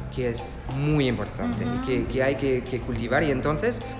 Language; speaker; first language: Spanish; non-native, learner; French